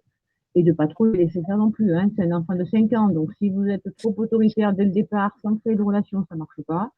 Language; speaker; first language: French; native; French